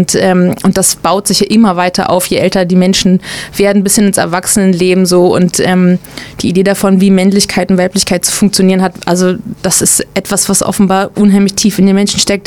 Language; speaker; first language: German; native; German